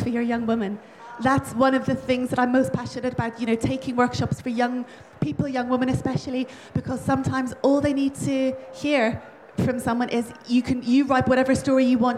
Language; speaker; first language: English; native; English